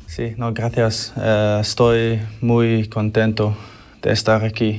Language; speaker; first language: Spanish; non-native, fluent; English